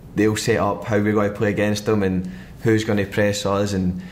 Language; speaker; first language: English; native; English